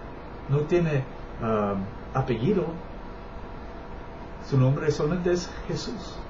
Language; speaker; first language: Spanish; non-native, learner; English